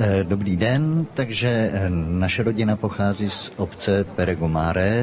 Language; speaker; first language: Czech; early bilingual, heritage; Czech